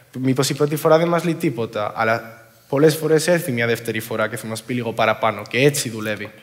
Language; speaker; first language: Greek; non-native, fluent; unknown